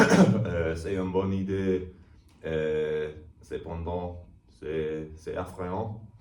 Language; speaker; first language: French; non-native, learner; English